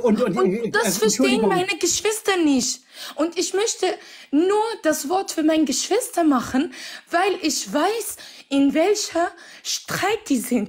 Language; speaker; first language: German; non-native, fluent; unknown